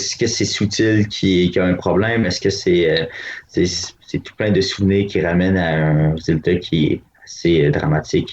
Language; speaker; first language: French; native; French